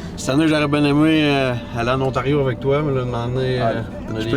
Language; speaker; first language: French; native; French